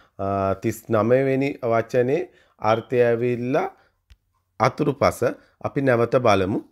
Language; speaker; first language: Sinhala; native; Sinhala